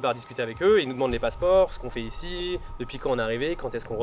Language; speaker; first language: French; native; French